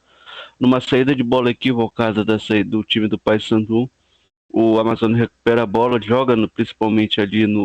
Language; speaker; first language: Portuguese; native; Portuguese